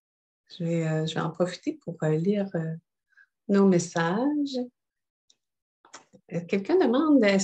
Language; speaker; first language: French; native; French